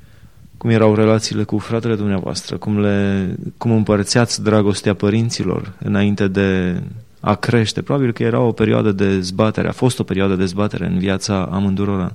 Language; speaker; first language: Romanian; native; Romanian